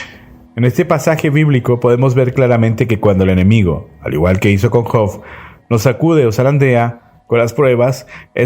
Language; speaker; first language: Spanish; native; Spanish